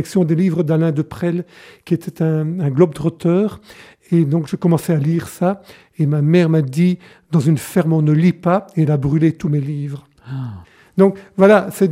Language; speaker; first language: French; native; French